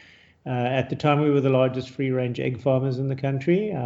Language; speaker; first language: English; native; English